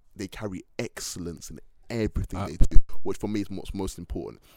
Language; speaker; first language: English; native; English